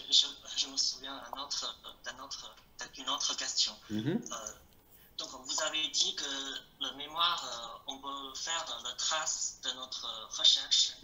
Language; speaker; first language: French; non-native, learner; Chinese